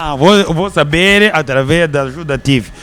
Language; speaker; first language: Portuguese; non-native, learner; Kinyarwanda